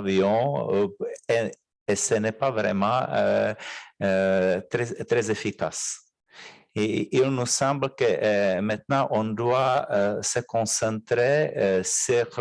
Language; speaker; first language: French; non-native, fluent; Czech